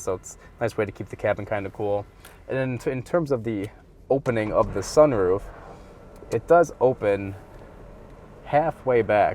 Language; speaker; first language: English; native; English